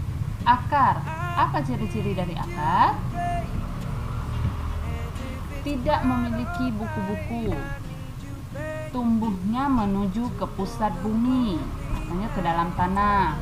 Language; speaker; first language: Indonesian; native; Indonesian